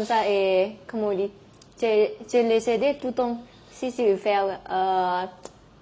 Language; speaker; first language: French; non-native, learner; Thai